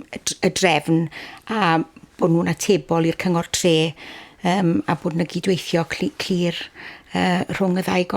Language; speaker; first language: Welsh; native; Welsh